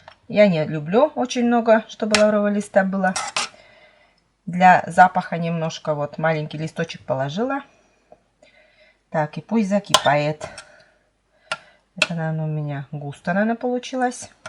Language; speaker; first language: Russian; native; Russian